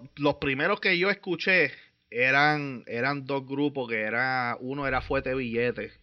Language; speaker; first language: Spanish; native; Spanish